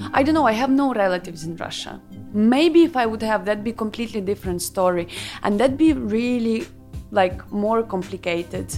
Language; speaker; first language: English; non-native, fluent; Ukrainian